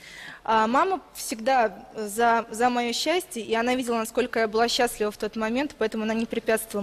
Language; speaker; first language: Russian; native; Russian